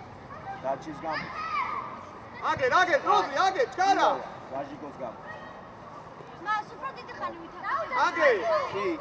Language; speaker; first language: Georgian; native; Georgian